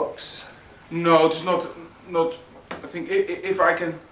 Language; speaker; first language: English; non-native, learner; Dutch